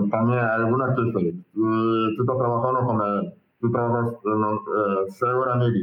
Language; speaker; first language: Spanish; non-native, learner; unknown